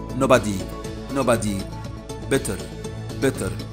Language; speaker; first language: English; non-native, fluent; Arabic